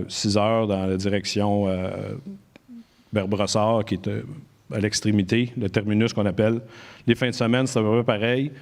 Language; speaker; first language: French; native; French